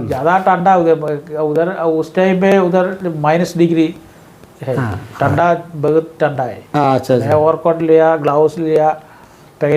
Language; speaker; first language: Hindi; non-native, local second language; Malayalam